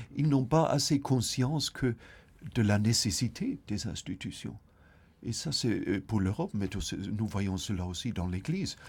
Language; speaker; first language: French; non-native, fluent; German